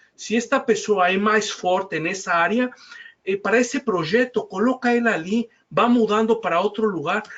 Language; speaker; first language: Portuguese; non-native, fluent; Spanish